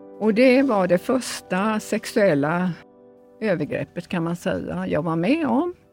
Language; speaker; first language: Swedish; early bilingual, other home language; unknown